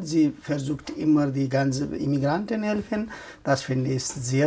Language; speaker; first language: German; non-native, fluent; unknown